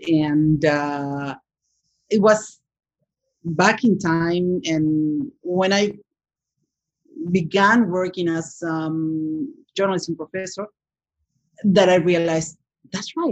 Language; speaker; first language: English; non-native, fluent; Spanish